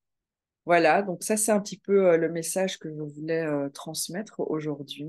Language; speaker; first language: French; native; French